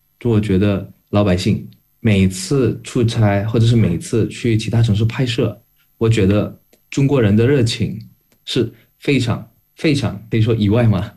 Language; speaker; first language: Chinese; non-native, fluent; Indonesian